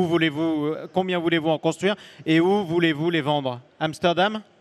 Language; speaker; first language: French; native; French